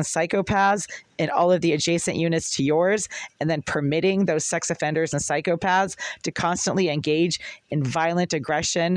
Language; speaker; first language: English; native; English